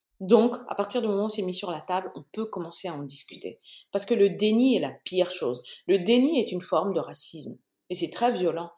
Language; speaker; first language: French; non-native, local second language; Bambara